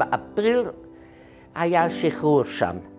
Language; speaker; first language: Hebrew; non-native, fluent; Dutch